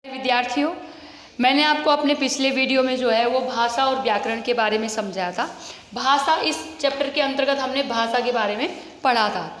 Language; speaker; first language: Hindi; native; Hindi